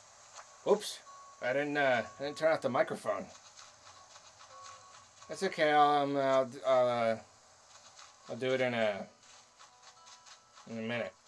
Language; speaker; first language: English; native; English